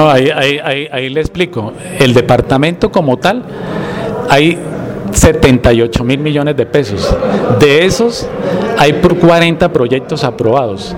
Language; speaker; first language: Spanish; native; Spanish